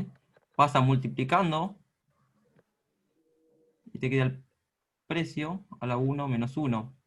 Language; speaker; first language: Spanish; native; Spanish